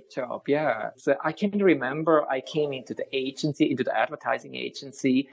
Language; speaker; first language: English; non-native, fluent; Swiss German